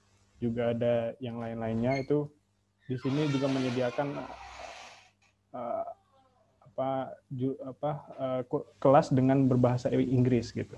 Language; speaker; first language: Indonesian; native; Indonesian